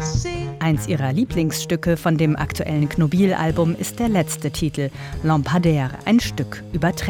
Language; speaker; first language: German; native; German